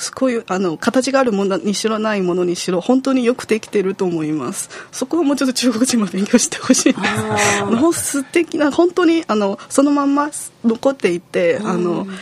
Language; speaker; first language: Japanese; non-native, fluent; Chinese